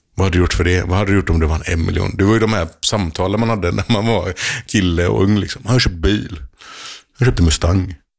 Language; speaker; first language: Swedish; early bilingual, other home language; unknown